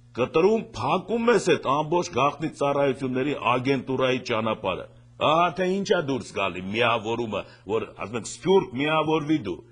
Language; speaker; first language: Armenian; native; Armenian